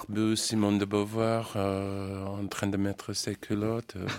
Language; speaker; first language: French; non-native, fluent; English